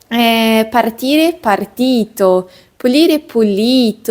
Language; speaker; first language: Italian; non-native, fluent; Portuguese